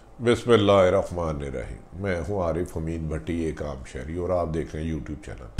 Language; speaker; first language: Urdu; non-native, local second language; Punjabi